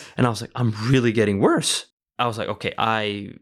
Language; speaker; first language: English; early bilingual, other home language; Norwegian